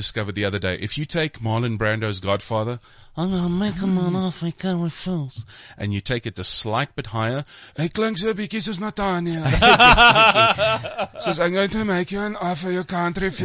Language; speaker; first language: English; native; English